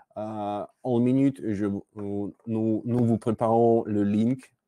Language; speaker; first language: French; non-native, learner; Russian